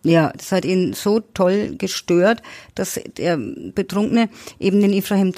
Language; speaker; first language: German; native; German